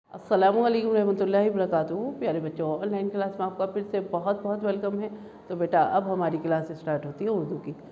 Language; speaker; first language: Hindi; native; Hindi